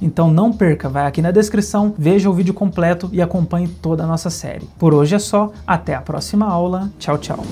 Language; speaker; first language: Portuguese; native; Portuguese